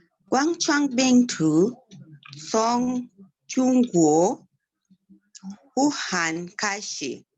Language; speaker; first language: Chinese; non-native, learner; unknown